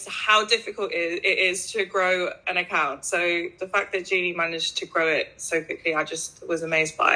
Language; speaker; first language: English; native; English